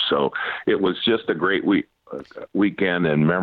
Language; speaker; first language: English; native; English